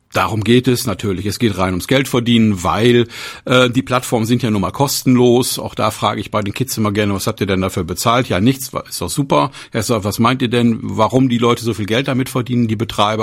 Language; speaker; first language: German; native; German